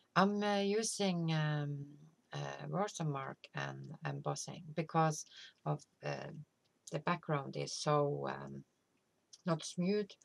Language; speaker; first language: English; non-native, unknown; Norwegian